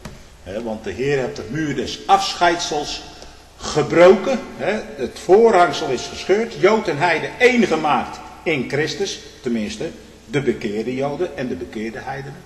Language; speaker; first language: Dutch; native; Dutch